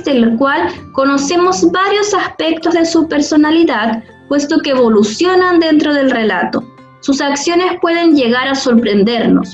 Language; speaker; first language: Spanish; native; Spanish